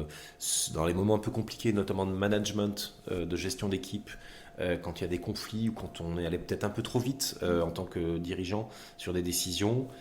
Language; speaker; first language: French; native; French